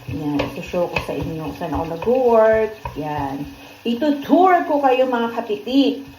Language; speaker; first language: Filipino; non-native, local second language; Cebuano